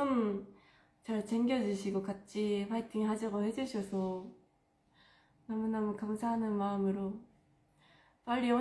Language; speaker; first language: Korean; non-native, fluent; Japanese